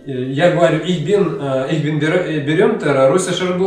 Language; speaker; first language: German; non-native, learner; Russian